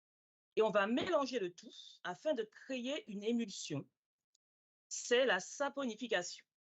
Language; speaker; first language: French; native; French